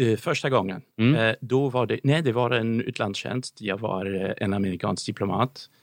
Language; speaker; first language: Swedish; non-native, fluent; English